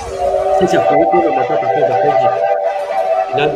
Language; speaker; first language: Chinese; non-native, learner; Russian